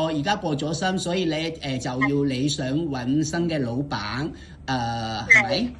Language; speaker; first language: Cantonese; native; Cantonese